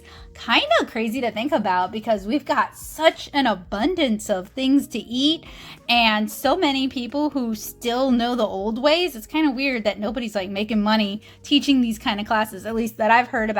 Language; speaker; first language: English; native; English